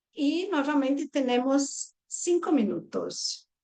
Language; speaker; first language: Spanish; non-native, fluent; Portuguese